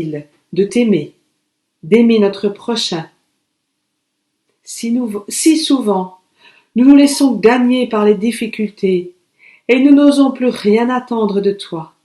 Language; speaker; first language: French; native; French